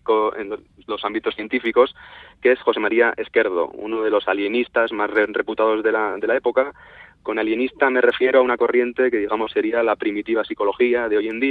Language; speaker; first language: Spanish; native; Spanish